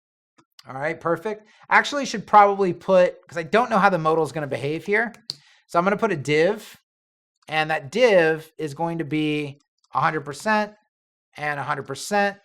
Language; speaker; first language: English; native; English